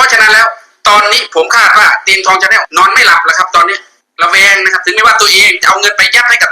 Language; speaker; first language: Thai; native; Thai